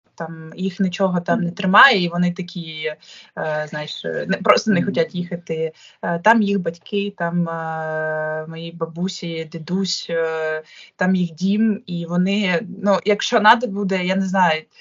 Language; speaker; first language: Ukrainian; non-native, local second language; Russian